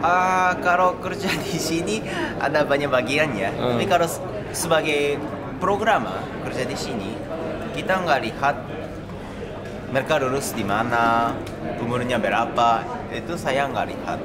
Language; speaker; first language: Indonesian; non-native, fluent; Japanese